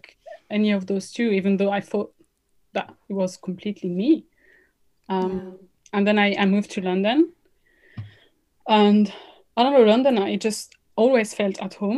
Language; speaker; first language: English; non-native, fluent; French